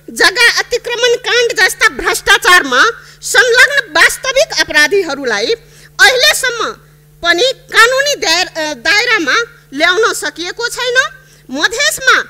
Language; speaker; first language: Nepali; non-native, local second language; Maithili